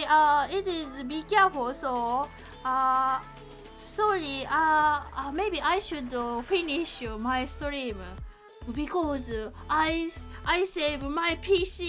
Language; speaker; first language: English; non-native, learner; Japanese